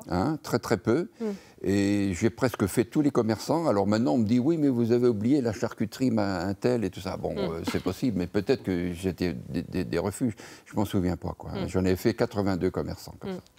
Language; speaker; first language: French; native; French